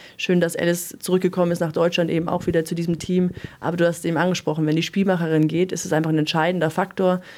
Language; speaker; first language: German; native; German